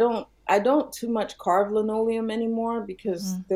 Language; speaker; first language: English; non-native, local second language; Yoruba